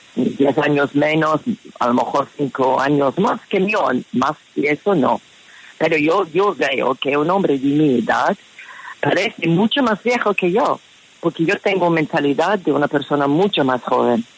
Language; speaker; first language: Spanish; non-native, fluent; English